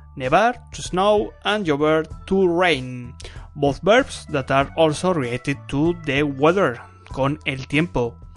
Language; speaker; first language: English; non-native, fluent; Spanish